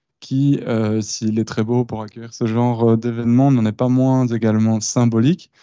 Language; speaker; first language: French; native; French